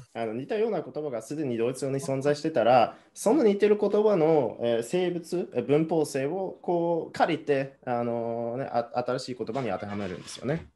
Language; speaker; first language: Japanese; non-native, fluent; German